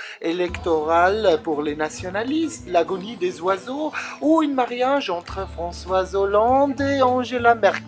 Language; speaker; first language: French; non-native, fluent; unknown